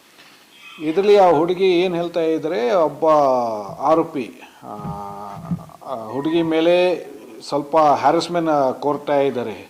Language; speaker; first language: Kannada; non-native, fluent; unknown